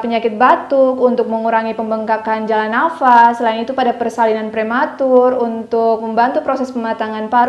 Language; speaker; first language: Indonesian; native; Indonesian